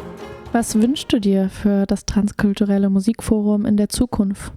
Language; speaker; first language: German; native; German